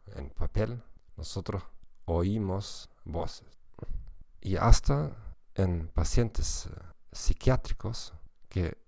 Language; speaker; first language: Spanish; non-native, fluent; German